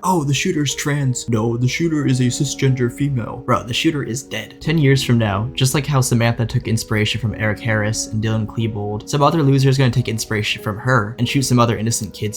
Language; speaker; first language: English; native; English